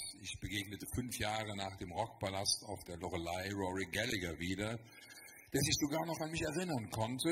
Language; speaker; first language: German; native; German